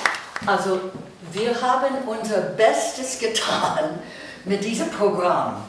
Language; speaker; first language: German; non-native, fluent; English